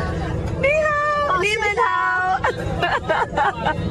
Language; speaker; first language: Chinese; non-native, learner; English